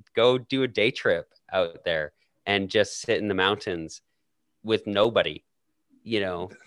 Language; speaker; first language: English; native; English